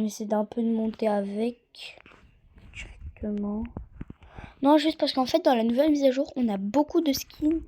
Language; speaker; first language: French; native; French